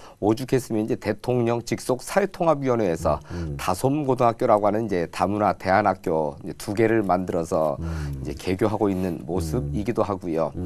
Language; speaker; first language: Korean; native; Korean